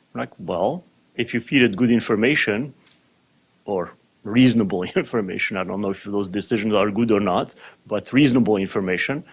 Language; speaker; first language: English; non-native, fluent; French